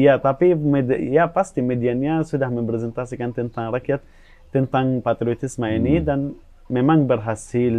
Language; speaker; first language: Indonesian; non-native, fluent; Arabic